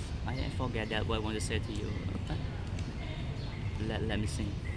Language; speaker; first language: English; non-native, learner; Khmer